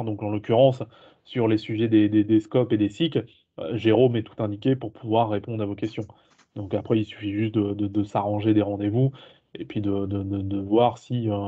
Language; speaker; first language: French; native; French